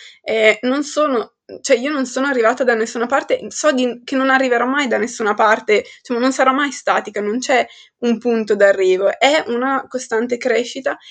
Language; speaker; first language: Italian; early bilingual, other home language; Arabic